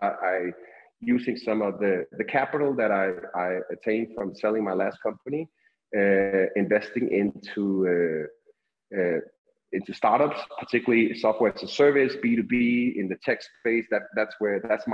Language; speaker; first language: English; non-native, fluent; Danish